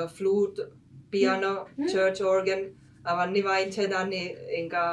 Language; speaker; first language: Telugu; non-native, fluent; Finnish